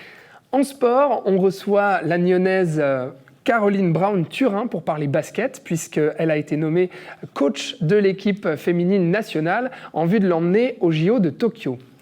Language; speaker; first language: French; native; French